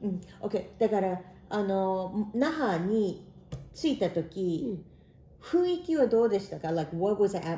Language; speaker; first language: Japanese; early bilingual, heritage; Japanese